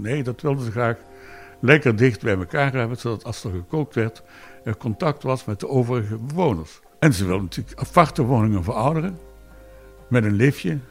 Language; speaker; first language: Dutch; native; Dutch